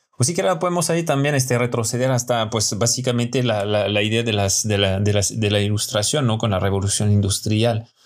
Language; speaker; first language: Spanish; non-native, fluent; French